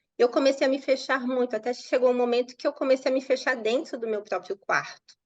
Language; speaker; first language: Portuguese; native; Portuguese